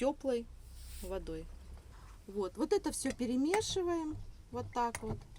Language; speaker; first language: Russian; native; Russian